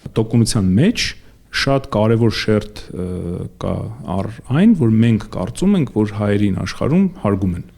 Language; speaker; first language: Armenian; native; Armenian